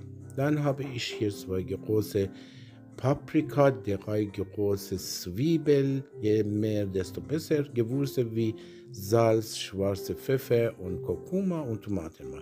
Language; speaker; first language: German; non-native, learner; Persian